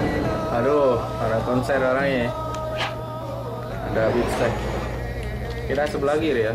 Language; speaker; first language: Indonesian; native; Indonesian